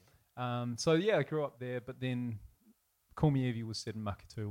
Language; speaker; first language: English; native; English